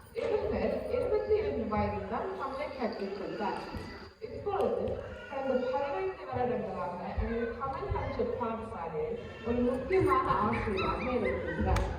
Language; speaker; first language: Tamil; early bilingual, heritage; Tamil